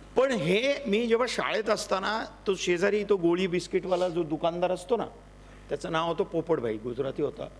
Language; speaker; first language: Marathi; non-native, local second language; Gujarati